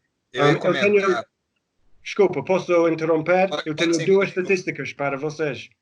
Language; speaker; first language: Portuguese; non-native, fluent; English